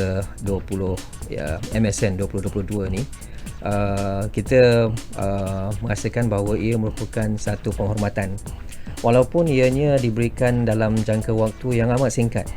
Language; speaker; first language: Malay; native; Malay